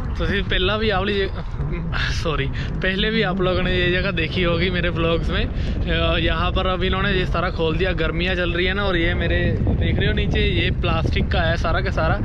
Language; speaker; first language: Hindi; non-native, local second language; Punjabi